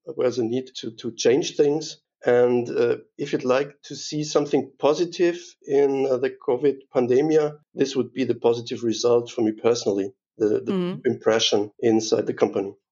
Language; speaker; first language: English; non-native, fluent; German